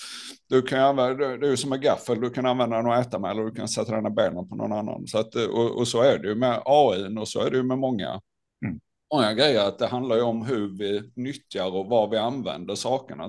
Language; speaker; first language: Swedish; native; Swedish